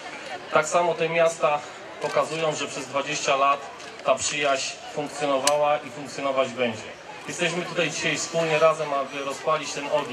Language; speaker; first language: Polish; native; Polish